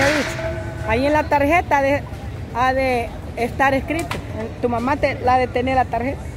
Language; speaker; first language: Spanish; native; Spanish